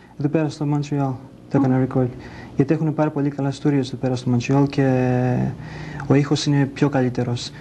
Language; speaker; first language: Greek; early bilingual, heritage; Greek